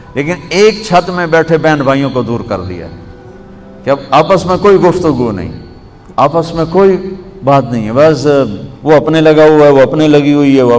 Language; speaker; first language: Urdu; non-native, local second language; Punjabi